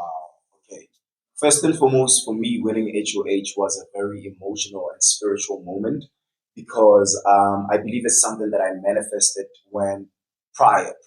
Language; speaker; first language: English; non-native, local second language; Tswana